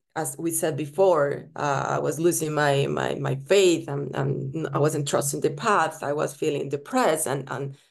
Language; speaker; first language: English; non-native, fluent; Spanish